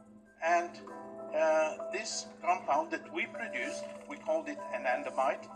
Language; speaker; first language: English; non-native, fluent; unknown